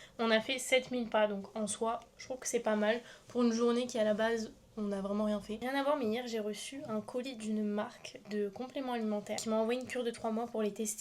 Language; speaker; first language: French; native; French